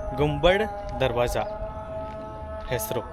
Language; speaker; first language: Kannada; non-native, learner; Hindi